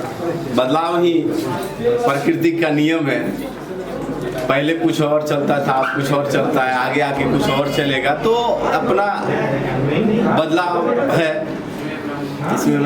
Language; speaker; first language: Hindi; native; Hindi